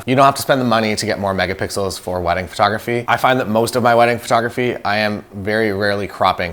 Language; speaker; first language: English; native; English